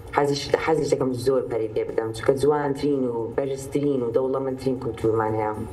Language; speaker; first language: Central Kurdish; early bilingual, heritage; Central Kurdish